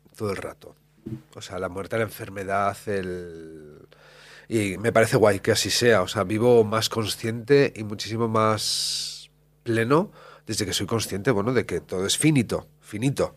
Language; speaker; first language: Spanish; native; Spanish